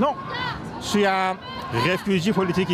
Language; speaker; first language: French; non-native, fluent; Persian